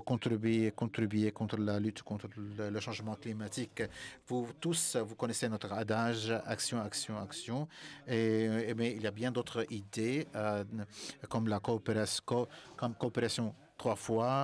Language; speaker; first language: French; non-native, fluent; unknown